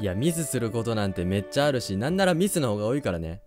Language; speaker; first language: Japanese; native; Japanese